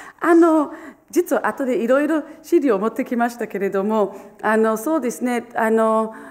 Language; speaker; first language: Japanese; non-native, fluent; English